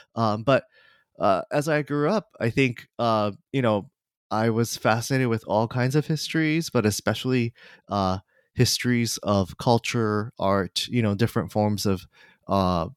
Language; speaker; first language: English; non-native, fluent; Japanese